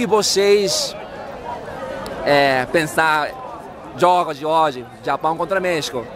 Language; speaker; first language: Portuguese; non-native, learner; Japanese